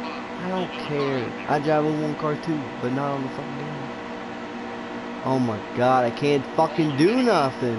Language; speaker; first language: English; native; English